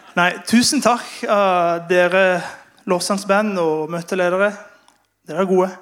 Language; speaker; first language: Norwegian; non-native, fluent; Spanish